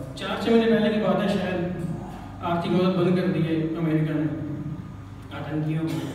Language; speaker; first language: Hindi; native; Hindi